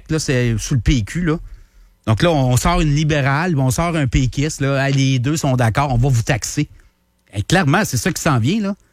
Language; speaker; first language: French; native; French